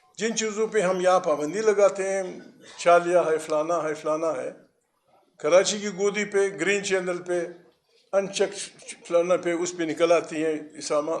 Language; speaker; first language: Urdu; non-native, local second language; Pashto